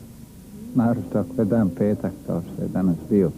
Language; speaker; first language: Bosnian; native; Bosnian